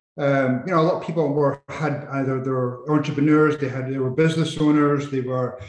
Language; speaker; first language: English; native; English